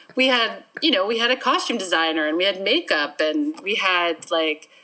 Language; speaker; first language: English; native; English